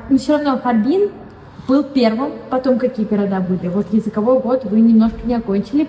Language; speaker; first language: Russian; native; Russian